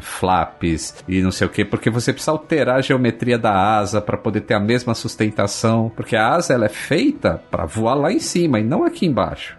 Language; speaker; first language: Portuguese; native; Portuguese